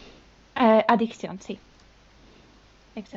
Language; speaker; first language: Spanish; non-native, fluent; Polish